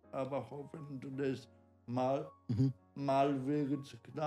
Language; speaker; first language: German; non-native, learner; Polish